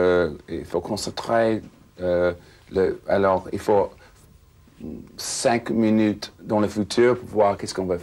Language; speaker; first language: French; non-native, fluent; English